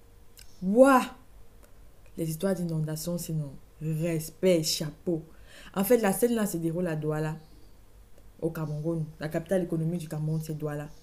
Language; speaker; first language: French; native; French